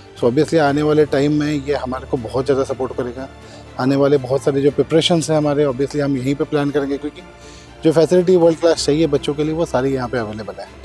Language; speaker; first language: Hindi; non-native, local second language; Marathi